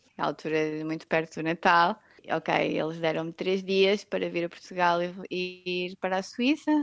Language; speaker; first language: Portuguese; native; Portuguese